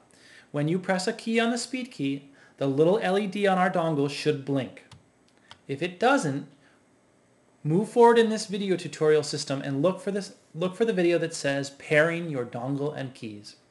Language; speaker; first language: English; native; English